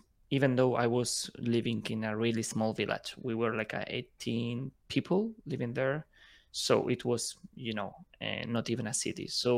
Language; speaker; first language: English; non-native, fluent; Spanish